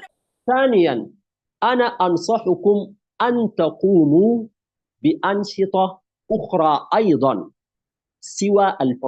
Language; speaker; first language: Arabic; non-native, fluent; Urdu